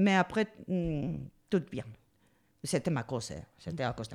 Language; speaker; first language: French; non-native, learner; Spanish